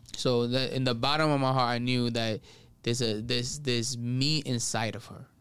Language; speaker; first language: English; early bilingual, other home language; Spanish